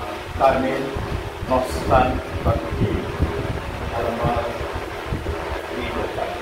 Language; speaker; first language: Dutch; non-native, learner; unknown